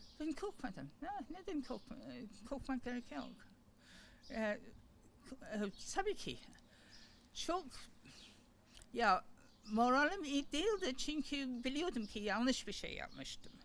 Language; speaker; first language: Turkish; non-native, learner; English